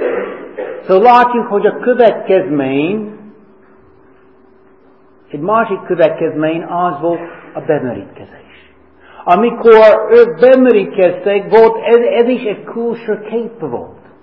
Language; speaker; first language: Hungarian; non-native, fluent; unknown